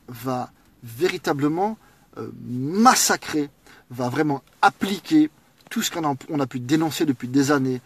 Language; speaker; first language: French; native; French